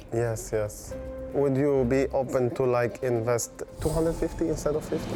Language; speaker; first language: English; non-native, fluent; Arabic